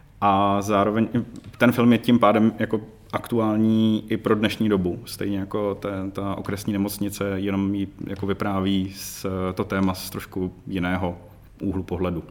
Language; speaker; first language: Czech; native; Czech